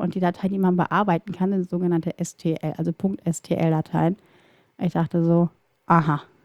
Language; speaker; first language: German; native; German